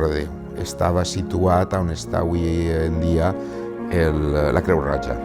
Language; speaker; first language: Catalan; native; Catalan